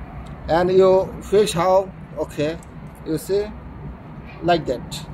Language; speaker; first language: English; non-native, learner; Bangla